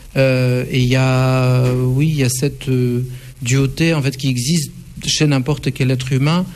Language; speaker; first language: French; non-native, fluent; Russian